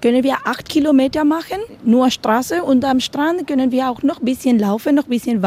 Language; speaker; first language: German; non-native, fluent; Spanish